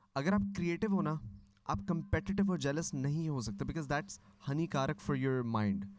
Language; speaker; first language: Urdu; native; Urdu